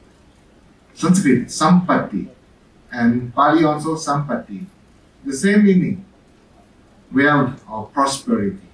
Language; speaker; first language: English; non-native, fluent; Thai